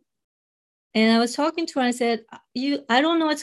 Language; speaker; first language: English; non-native, fluent; Korean